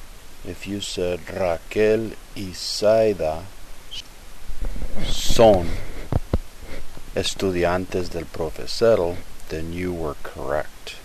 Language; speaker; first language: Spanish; non-native, fluent; English